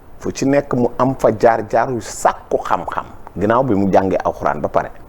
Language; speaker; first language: Wolof; native; Wolof